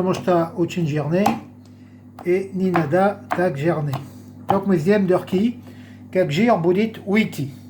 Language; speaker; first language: Russian; non-native, learner; French